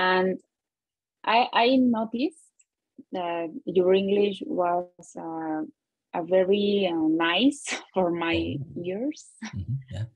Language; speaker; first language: English; non-native, learner; Spanish